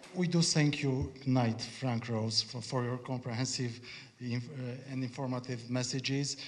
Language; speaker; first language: English; non-native, fluent; Romanian